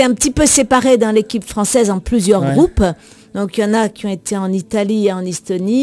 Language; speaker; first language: French; native; French